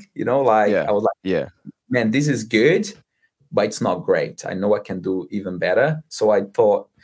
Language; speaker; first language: English; non-native, fluent; Portuguese